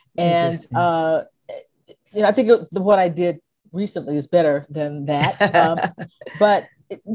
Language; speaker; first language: English; native; English